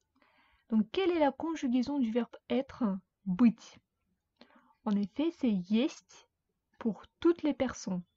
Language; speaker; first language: French; non-native, fluent; Russian